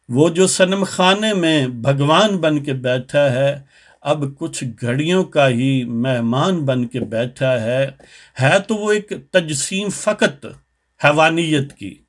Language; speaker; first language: Urdu; native; Urdu